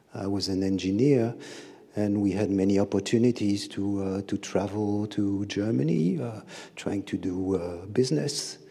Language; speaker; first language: English; non-native, fluent; French